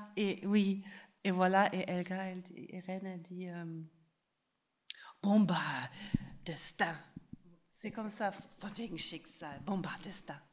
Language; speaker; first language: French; non-native, fluent; German